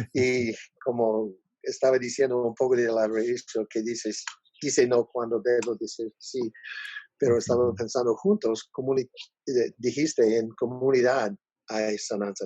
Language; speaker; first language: Spanish; non-native, learner; English